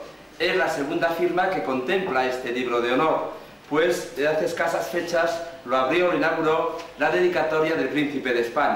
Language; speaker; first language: Spanish; native; Spanish